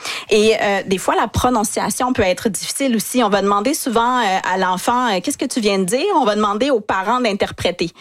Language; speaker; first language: French; native; French